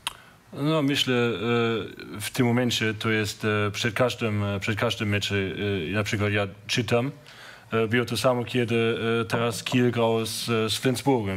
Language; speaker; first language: Polish; non-native, learner; German